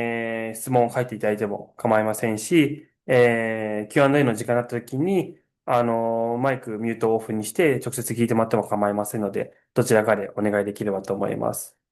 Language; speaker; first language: Japanese; native; Japanese